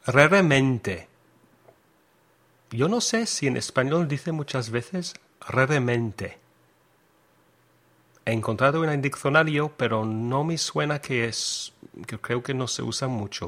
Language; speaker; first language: Spanish; non-native, fluent; English